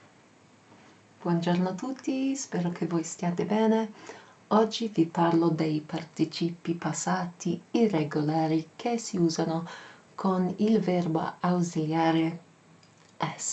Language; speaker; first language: Italian; non-native, fluent; English